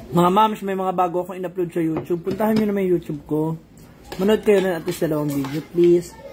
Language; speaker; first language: Filipino; non-native, local second language; Cebuano